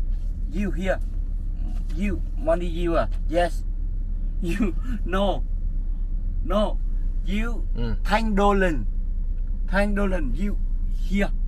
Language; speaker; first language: English; non-native, learner; Vietnamese